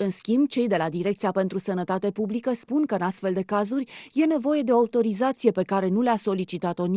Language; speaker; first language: Romanian; native; Romanian